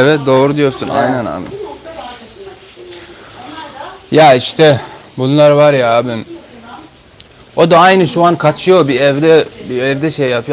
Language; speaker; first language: Turkish; early bilingual, heritage; Turkmen